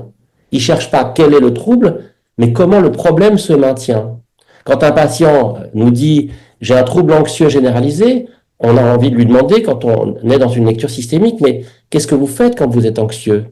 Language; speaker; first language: French; native; French